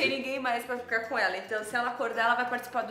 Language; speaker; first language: Portuguese; native; Portuguese